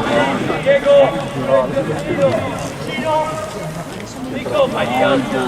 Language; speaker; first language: Italian; native; Italian